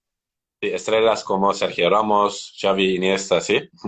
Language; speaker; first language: Spanish; non-native, learner; Turkish